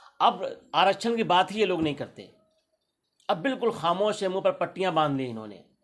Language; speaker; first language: Urdu; native; Urdu